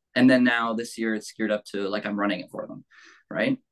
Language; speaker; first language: English; native; English